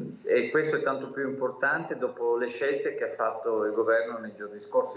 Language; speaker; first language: Italian; native; Italian